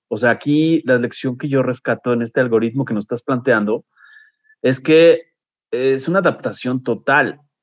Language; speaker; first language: Spanish; native; Spanish